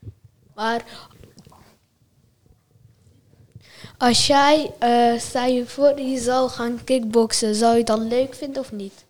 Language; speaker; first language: Dutch; native; Dutch